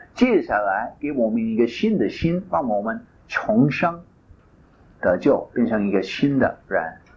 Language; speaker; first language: Chinese; non-native, fluent; English